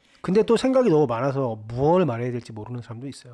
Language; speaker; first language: Korean; native; Korean